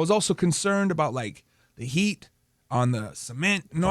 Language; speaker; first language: English; native; English